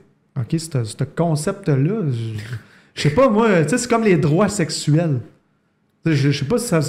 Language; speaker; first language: French; native; French